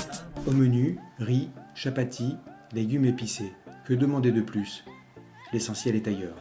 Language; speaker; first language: French; native; French